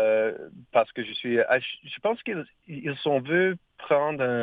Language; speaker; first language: French; non-native, learner; English